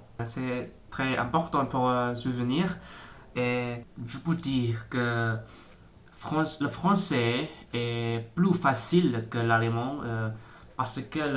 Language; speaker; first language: French; non-native, learner; Indonesian